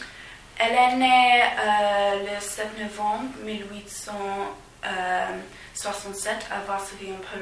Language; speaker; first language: French; non-native, fluent; English